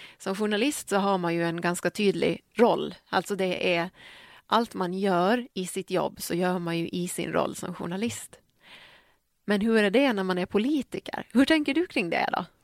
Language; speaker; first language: Swedish; native; Swedish